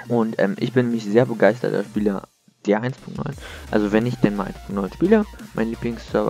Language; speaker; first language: German; native; German